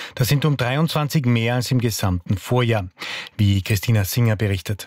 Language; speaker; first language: German; native; German